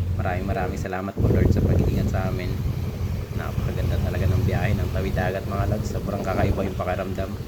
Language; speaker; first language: Filipino; non-native, local second language; Bikol